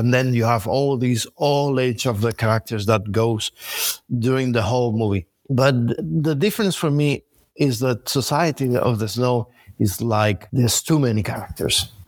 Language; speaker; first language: English; non-native, fluent; Spanish